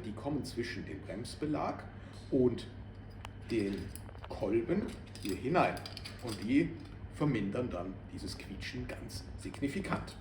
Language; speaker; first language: German; native; German